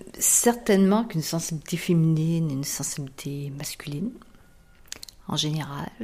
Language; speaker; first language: French; native; French